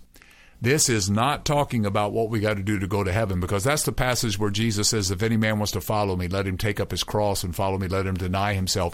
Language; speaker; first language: English; native; English